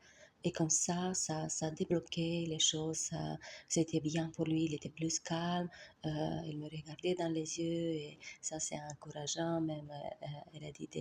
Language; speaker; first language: French; non-native, learner; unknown